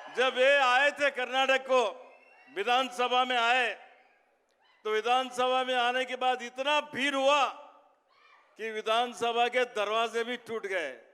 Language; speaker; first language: Hindi; non-native, local second language; Kannada